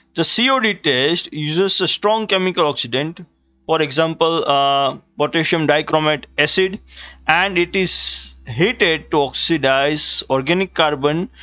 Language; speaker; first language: English; non-native, local second language; Gujarati